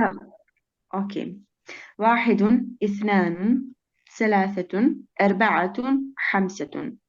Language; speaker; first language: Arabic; non-native, learner; Bosnian